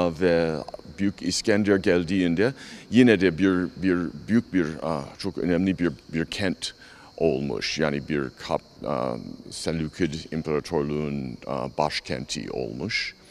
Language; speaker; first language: Turkish; non-native, fluent; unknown